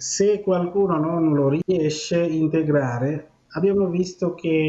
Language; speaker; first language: Italian; non-native, fluent; Bangla